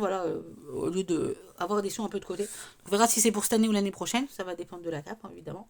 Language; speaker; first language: French; native; French